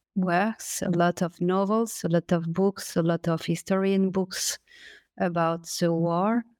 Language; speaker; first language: English; non-native, fluent; French